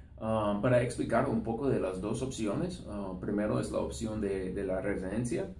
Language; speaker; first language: Spanish; non-native, fluent; English